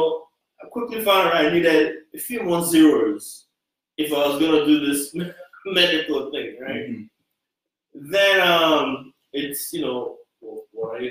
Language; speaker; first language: English; non-native, local second language; Igbo